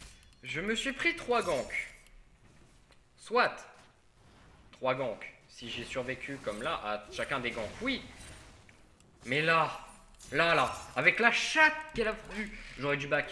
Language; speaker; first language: French; native; French